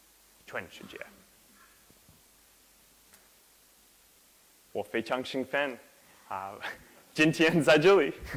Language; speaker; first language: Chinese; non-native, learner; English